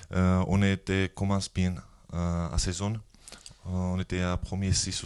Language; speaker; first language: French; non-native, learner; Georgian